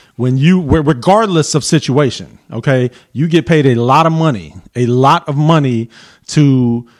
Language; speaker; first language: English; native; English